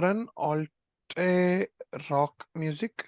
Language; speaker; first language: German; non-native, learner; Malayalam